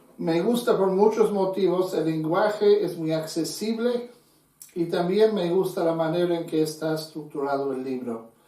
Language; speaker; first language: Spanish; non-native, fluent; English